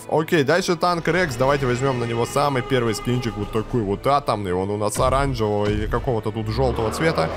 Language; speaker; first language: Russian; native; Russian